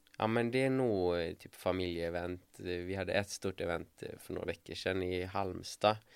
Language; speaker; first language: Swedish; native; Swedish